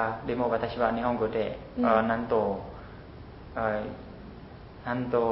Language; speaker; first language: Japanese; non-native, learner; Khmer